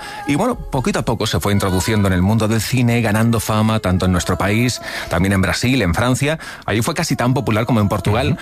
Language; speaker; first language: Spanish; native; Spanish